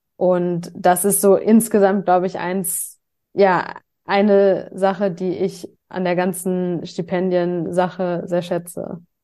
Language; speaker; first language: German; early bilingual, other home language; Turkish